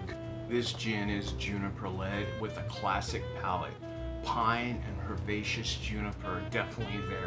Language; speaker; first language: English; native; English